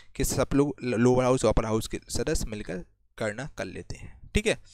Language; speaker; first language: Hindi; native; Hindi